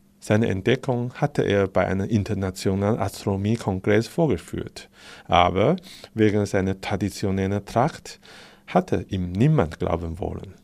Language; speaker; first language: German; non-native, fluent; Chinese